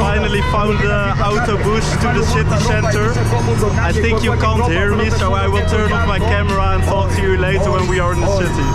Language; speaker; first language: English; non-native, fluent; Dutch